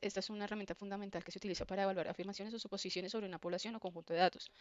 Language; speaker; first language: Spanish; native; Spanish